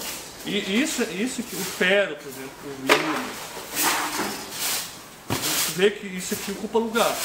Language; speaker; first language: Portuguese; native; Portuguese